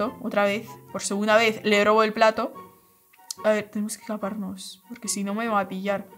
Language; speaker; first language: Spanish; non-native, fluent; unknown